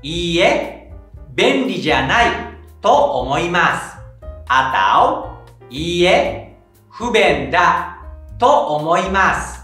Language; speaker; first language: Japanese; non-native, fluent; Indonesian